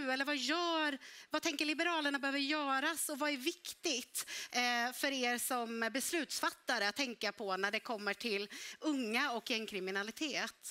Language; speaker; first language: Swedish; native; Swedish